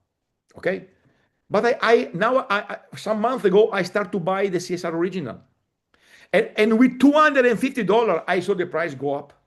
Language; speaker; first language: English; non-native, fluent; Italian